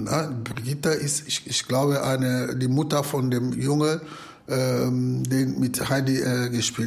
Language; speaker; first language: German; non-native, fluent; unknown